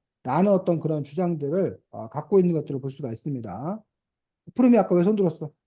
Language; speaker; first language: Korean; native; Korean